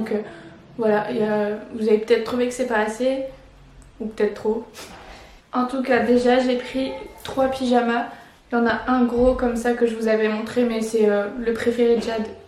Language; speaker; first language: French; native; French